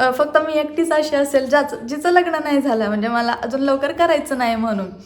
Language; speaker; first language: Marathi; non-native, local second language; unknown